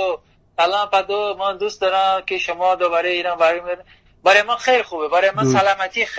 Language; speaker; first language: Persian; non-native, learner; Portuguese